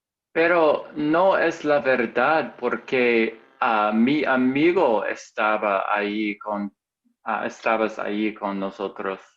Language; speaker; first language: Spanish; non-native, learner; English